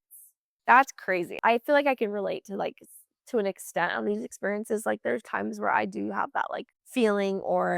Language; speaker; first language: English; native; English